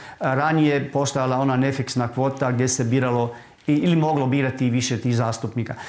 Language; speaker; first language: Croatian; native; Croatian